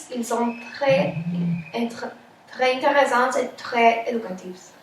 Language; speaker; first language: French; non-native, learner; Spanish